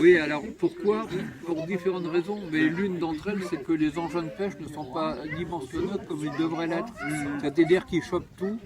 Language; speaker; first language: French; native; French